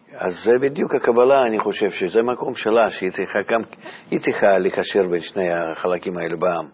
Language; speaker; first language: Hebrew; non-native, fluent; Russian